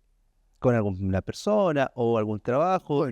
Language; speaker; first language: Spanish; native; Spanish